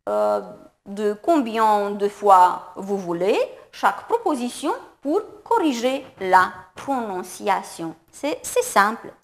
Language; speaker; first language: French; non-native, fluent; Romanian